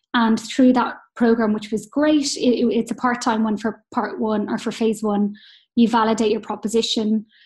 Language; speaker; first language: English; native; English